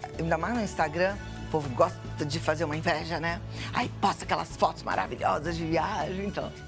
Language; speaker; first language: Portuguese; native; Portuguese